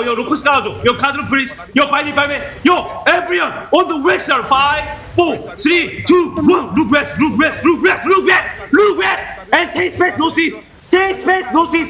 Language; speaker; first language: English; non-native, learner; Korean